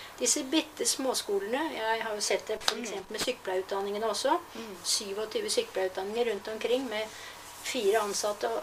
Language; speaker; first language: Norwegian; native; Norwegian